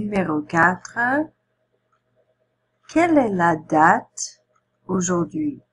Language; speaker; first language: French; non-native, fluent; English